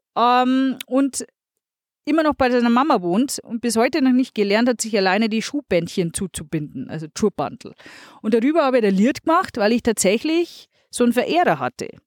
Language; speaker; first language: German; native; German